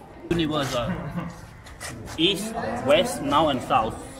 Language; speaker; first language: English; non-native, learner; Khmer